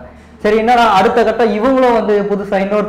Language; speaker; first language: Tamil; native; Tamil